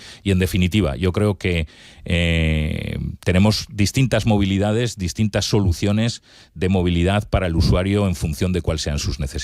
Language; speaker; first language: Spanish; native; Spanish